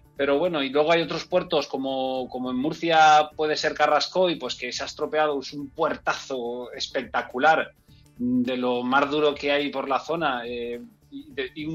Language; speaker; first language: Spanish; native; Spanish